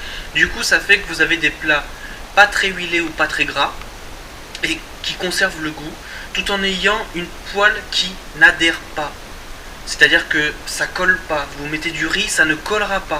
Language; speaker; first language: French; native; French